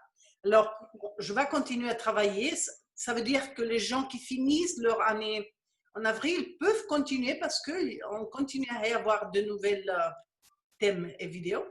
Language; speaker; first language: French; non-native, fluent; Spanish